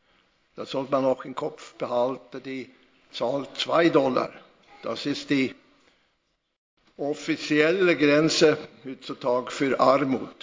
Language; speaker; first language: German; non-native, fluent; Swedish